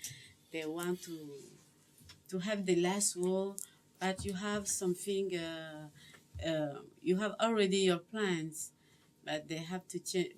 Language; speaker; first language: English; non-native, learner; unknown